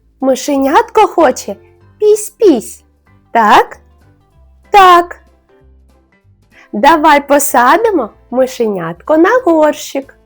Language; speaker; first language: Ukrainian; native; Ukrainian